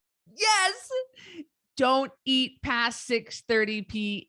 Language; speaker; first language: English; native; English